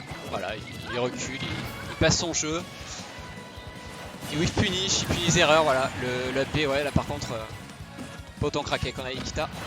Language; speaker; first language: French; native; French